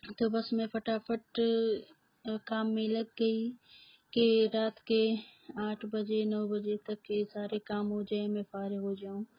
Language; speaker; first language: Urdu; non-native, local second language; Baluchi